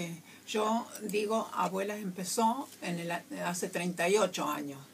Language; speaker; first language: Spanish; native; Spanish